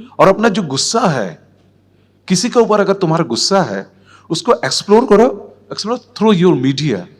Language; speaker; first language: Hindi; non-native, local second language; Assamese